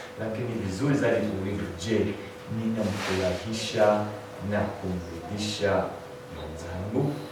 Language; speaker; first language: Swahili; non-native, fluent; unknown